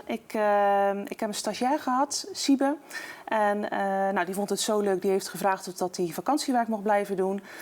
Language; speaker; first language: Dutch; native; Dutch